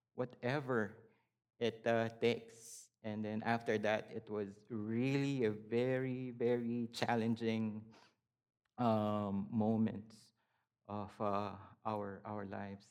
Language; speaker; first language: English; non-native, local second language; Filipino